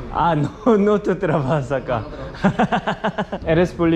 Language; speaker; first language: Spanish; non-native, learner; Korean